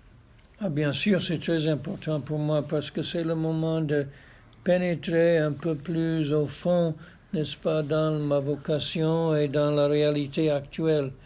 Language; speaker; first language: French; non-native, fluent; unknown